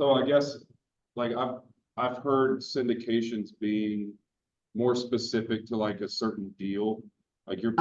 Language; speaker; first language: English; native; English